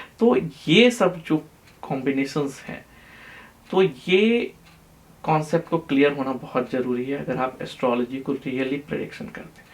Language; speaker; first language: Hindi; native; Hindi